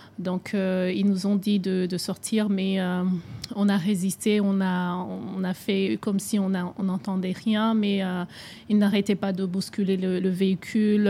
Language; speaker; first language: French; non-native, local second language; Rundi